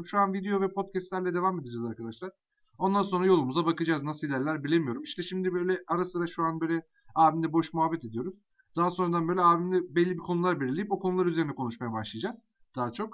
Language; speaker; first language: Turkish; native; Turkish